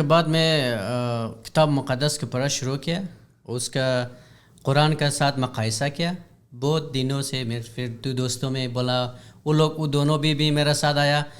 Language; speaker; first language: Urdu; non-native, learner; Hazaragi